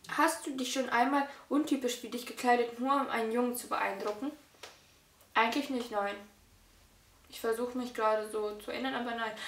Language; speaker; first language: German; early bilingual, other home language; Russian